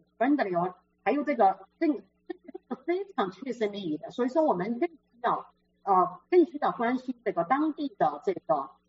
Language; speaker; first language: Chinese; native; Chinese